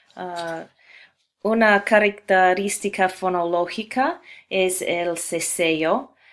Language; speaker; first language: Spanish; non-native, fluent; English